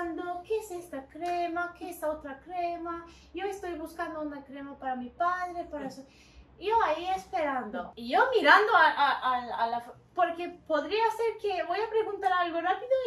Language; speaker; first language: Spanish; non-native, learner; Turkish